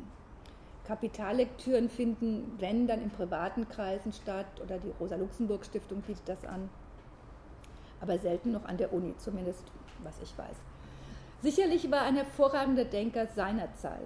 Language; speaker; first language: German; native; German